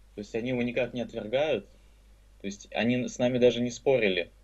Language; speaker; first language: Russian; native; Russian